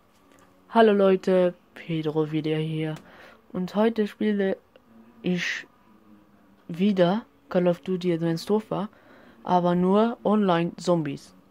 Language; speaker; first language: German; non-native, learner; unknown